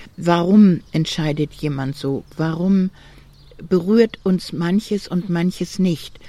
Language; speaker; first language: German; native; German